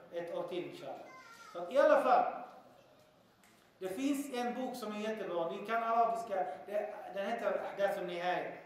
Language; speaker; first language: Swedish; early bilingual, other home language; Arabic